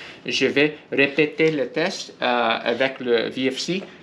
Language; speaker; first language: French; non-native, learner; English